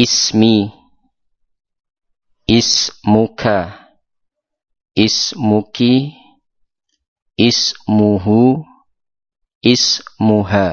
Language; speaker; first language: Arabic; non-native, fluent; Indonesian